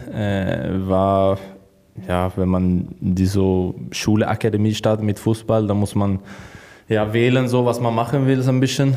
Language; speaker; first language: German; non-native, learner; Swedish